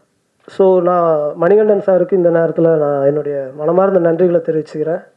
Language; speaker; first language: Tamil; native; Tamil